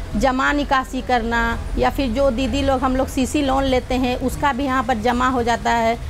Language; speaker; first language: Hindi; native; Hindi